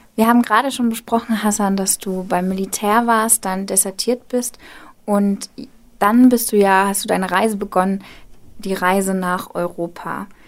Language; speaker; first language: German; native; German